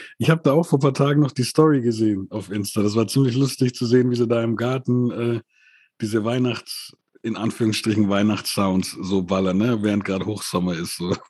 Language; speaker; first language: German; native; German